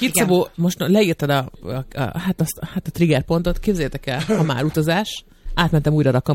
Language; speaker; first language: Hungarian; early bilingual, other home language; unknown